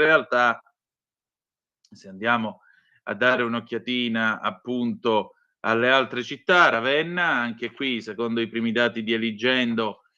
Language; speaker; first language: Italian; native; Italian